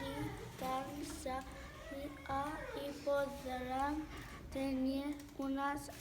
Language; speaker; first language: Catalan; non-native, local second language; Spanish